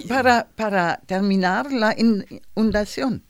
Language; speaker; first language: Spanish; non-native, learner; German